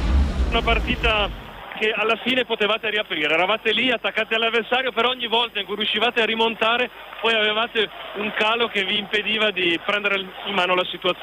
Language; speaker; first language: Italian; native; Italian